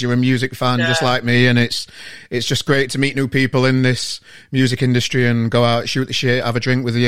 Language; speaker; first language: English; native; English